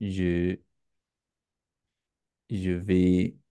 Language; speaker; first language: French; non-native, learner; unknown